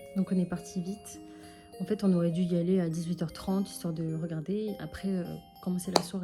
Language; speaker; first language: French; native; French